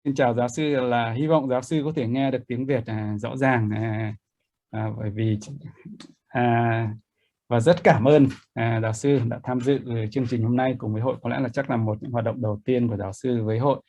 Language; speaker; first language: Vietnamese; native; Vietnamese